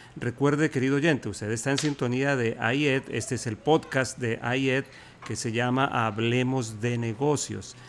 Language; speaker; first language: Spanish; native; Spanish